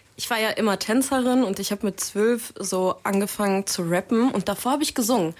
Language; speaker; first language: German; native; German